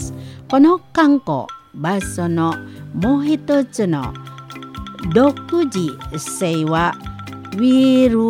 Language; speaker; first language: Japanese; non-native, learner; Indonesian